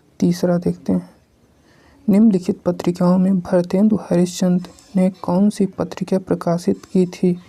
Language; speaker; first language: Hindi; native; Hindi